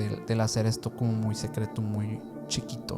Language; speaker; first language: Spanish; native; Spanish